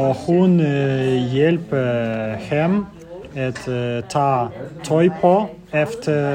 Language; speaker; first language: Danish; non-native, learner; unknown